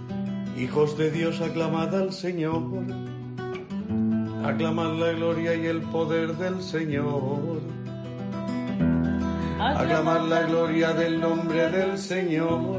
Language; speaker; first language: Spanish; native; Spanish